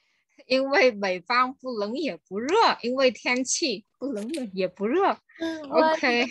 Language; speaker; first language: Chinese; non-native, fluent; Vietnamese